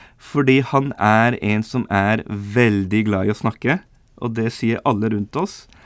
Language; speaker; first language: Norwegian; early bilingual, other home language; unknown